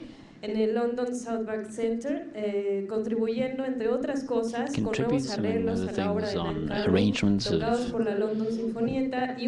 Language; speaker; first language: Spanish; native; Spanish